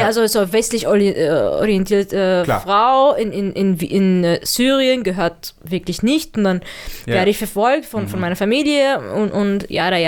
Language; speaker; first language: German; early bilingual, other home language; Arabic